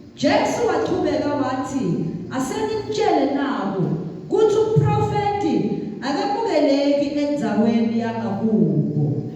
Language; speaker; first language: Zulu; non-native, local second language; Swati